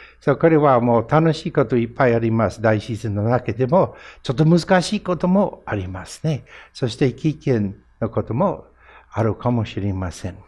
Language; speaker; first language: Japanese; non-native, fluent; English